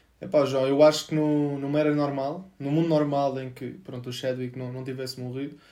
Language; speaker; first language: Portuguese; native; Portuguese